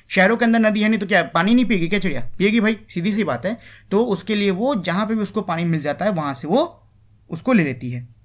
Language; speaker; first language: Hindi; native; Hindi